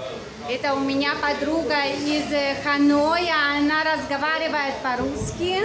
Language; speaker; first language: Russian; non-native, learner; Vietnamese